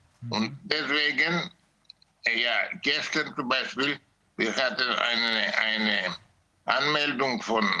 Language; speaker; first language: German; non-native, learner; Greek